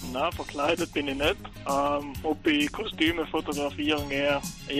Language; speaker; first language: German; native; German